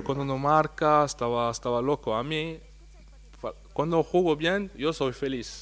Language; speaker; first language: Spanish; non-native, fluent; French